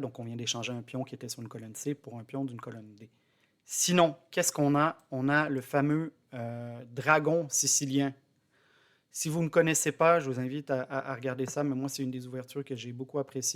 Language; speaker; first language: French; native; French